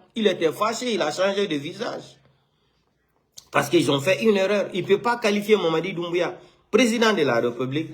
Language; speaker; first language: French; non-native, local second language; Fula